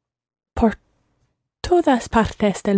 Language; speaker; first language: Spanish; non-native, learner; English